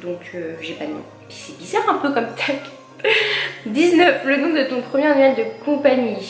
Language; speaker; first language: French; native; French